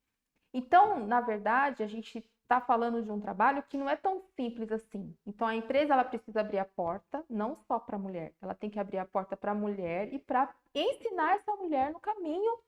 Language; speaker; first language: Portuguese; native; Portuguese